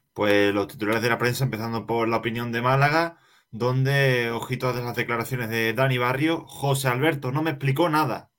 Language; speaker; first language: Spanish; native; Spanish